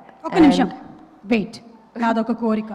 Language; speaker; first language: Telugu; native; Telugu